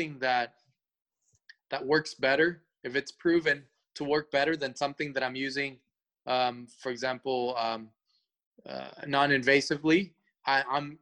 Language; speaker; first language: English; early bilingual, other home language; Spanish